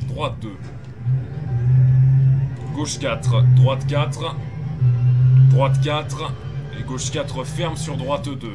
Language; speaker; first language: French; native; French